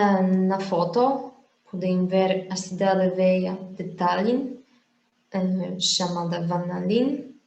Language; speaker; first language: Portuguese; non-native, fluent; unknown